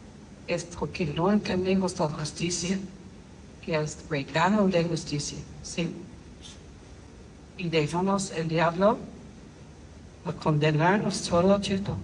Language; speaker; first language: Spanish; non-native, fluent; English